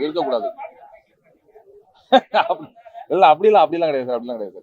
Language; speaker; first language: Tamil; native; Tamil